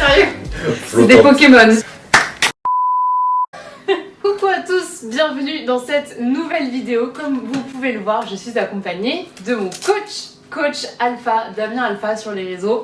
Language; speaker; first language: French; native; French